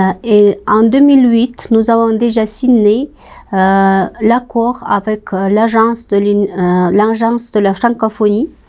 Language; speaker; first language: French; non-native, fluent; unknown